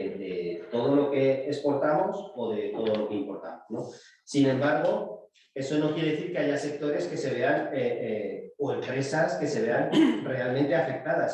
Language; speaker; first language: Spanish; native; Spanish